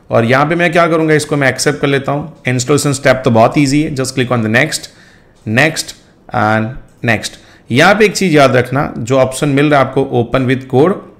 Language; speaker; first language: Hindi; non-native, local second language; Gujarati